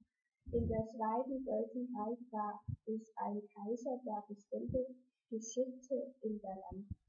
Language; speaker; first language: German; non-native, learner; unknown